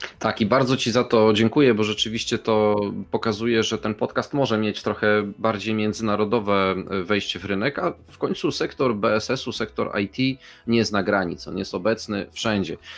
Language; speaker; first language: Polish; native; Polish